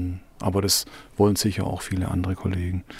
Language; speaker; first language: German; native; German